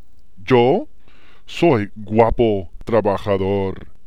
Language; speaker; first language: Spanish; non-native, learner; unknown